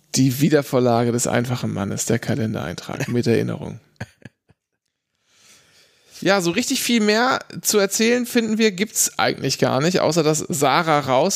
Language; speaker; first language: German; native; German